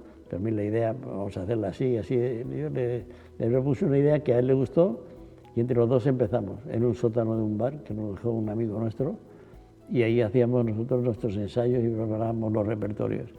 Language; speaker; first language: Spanish; native; Spanish